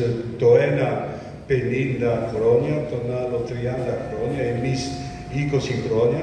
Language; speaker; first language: Greek; early bilingual, heritage; French